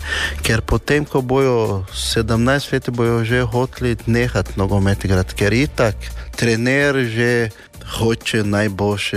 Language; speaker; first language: Slovenian; non-native, learner; Portuguese